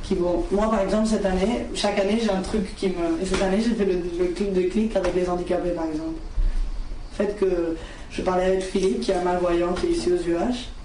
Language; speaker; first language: French; non-native, fluent; Spanish